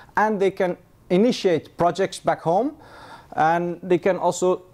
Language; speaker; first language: English; non-native, fluent; Persian